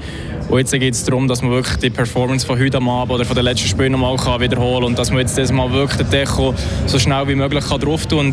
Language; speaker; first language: German; native; German